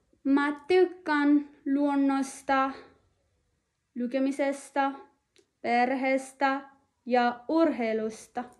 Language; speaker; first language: Finnish; non-native, learner; Nepali